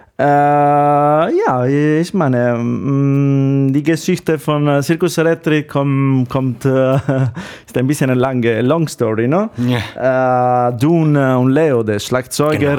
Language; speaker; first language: German; non-native, learner; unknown